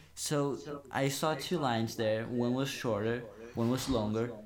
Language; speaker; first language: English; non-native, fluent; Portuguese